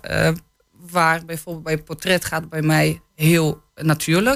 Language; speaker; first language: Dutch; non-native, fluent; Polish